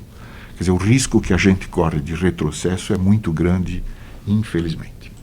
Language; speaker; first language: Portuguese; native; Portuguese